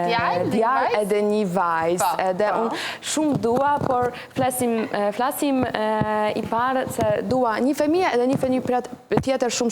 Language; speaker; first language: Albanian; non-native, learner; Polish